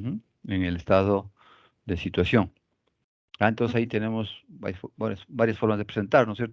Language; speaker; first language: Spanish; native; Spanish